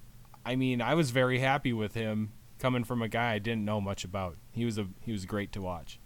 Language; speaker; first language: English; native; English